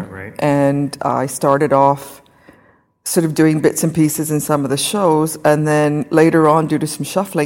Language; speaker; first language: English; native; English